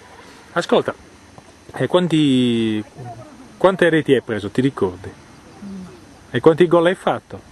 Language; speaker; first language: Italian; native; Italian